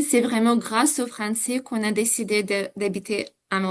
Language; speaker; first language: French; non-native, fluent; Ukrainian